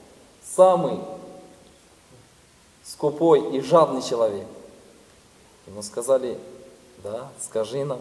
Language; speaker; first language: Russian; non-native, fluent; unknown